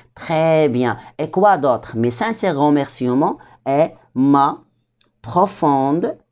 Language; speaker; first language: French; non-native, local second language; Arabic